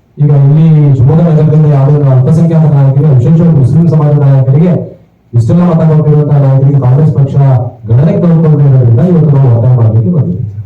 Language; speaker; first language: Kannada; non-native, local second language; Urdu